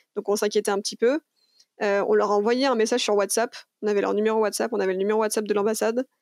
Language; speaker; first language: French; native; French